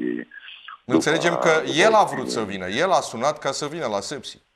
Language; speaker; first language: Romanian; native; Romanian